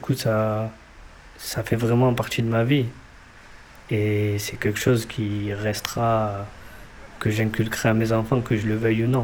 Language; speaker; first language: French; native; French